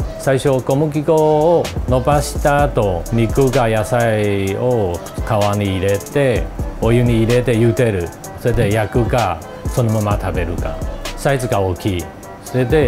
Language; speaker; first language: Japanese; non-native, fluent; Chinese